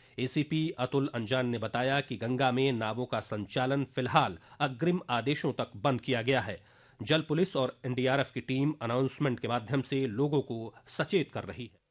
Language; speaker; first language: Hindi; native; Hindi